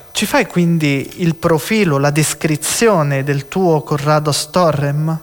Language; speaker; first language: Italian; native; Italian